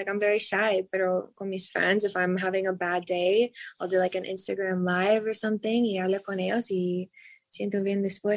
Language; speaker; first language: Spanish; non-native, learner; English